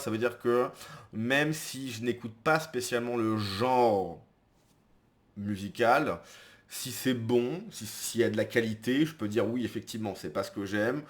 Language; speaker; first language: French; native; French